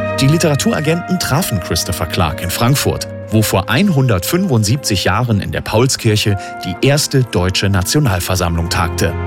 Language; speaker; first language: German; native; German